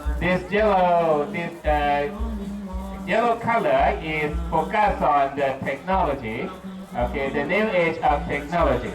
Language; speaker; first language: English; non-native, learner; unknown